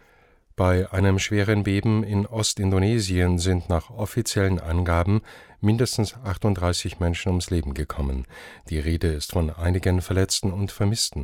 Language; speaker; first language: German; native; German